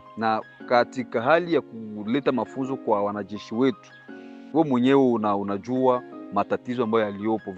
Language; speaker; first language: Swahili; non-native, local second language; Bembe